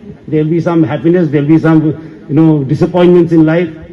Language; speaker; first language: English; non-native, local second language; Bangla